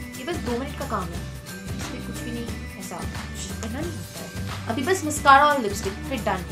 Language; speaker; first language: Hindi; non-native, local second language; Bangla